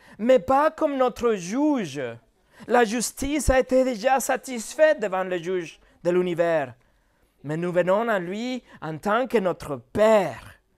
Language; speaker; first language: French; non-native, fluent; Spanish